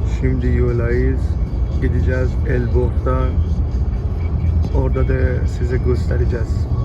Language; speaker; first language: Turkish; non-native, learner; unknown